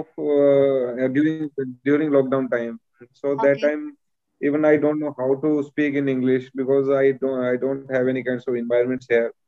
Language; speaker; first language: English; non-native, local second language; Hindi